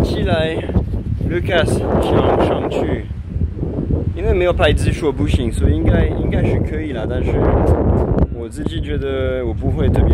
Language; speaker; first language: Chinese; non-native, fluent; French